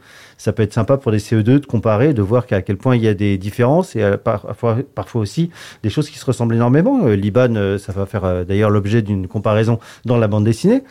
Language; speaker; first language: French; native; French